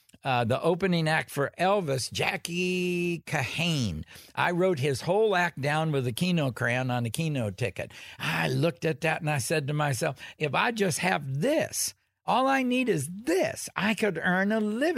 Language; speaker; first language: English; native; English